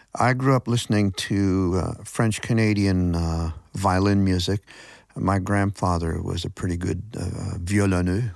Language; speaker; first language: English; native; English